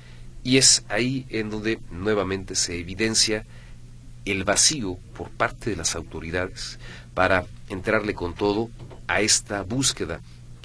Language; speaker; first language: Spanish; native; Spanish